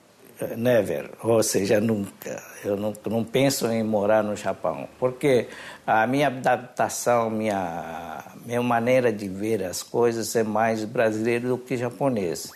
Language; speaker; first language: Portuguese; early bilingual, other home language; Japanese